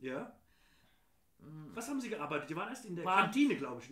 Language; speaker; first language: German; native; German